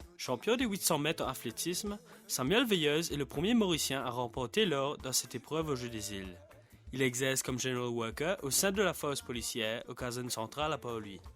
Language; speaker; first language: French; non-native, local second language; Morisyen